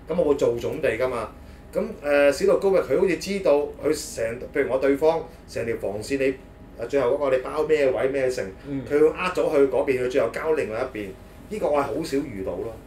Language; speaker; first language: Cantonese; native; Cantonese